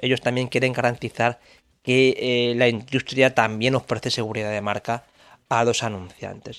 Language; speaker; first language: Spanish; native; Spanish